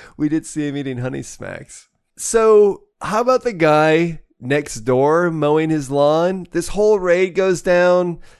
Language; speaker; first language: English; native; English